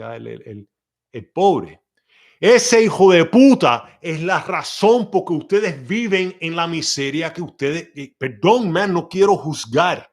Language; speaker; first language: Spanish; early bilingual, heritage; Spanish